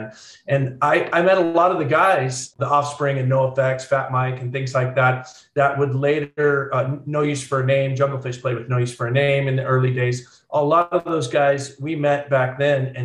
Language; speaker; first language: English; native; English